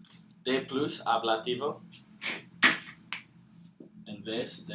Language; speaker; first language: Spanish; non-native, learner; English